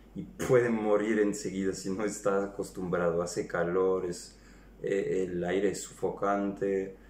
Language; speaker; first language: Spanish; non-native, fluent; French